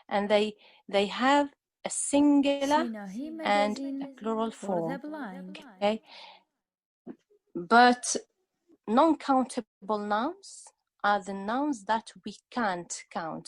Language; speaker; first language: English; non-native, fluent; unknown